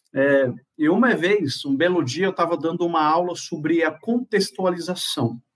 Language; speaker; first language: Portuguese; non-native, fluent; Arabic